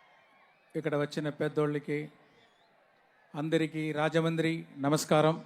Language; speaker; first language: Telugu; non-native, learner; Tamil